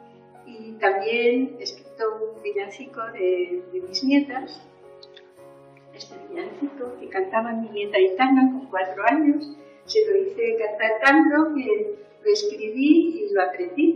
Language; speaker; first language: Spanish; native; Spanish